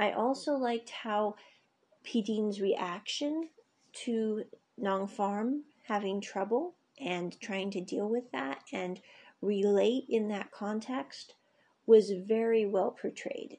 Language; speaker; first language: English; native; English